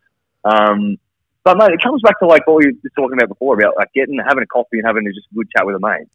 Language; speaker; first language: English; native; English